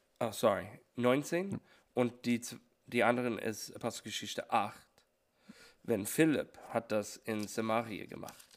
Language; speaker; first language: German; non-native, learner; English